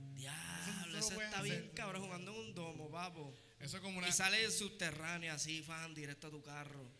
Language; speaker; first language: Spanish; native; Spanish